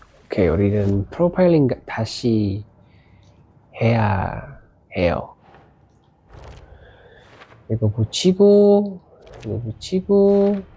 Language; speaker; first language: Korean; non-native, learner; Indonesian